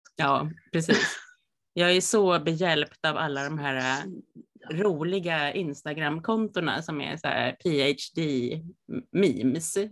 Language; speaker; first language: Swedish; native; Swedish